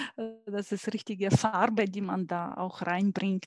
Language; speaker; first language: German; non-native, fluent; Ukrainian